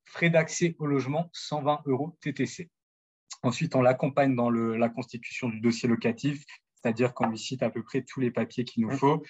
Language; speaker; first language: French; native; French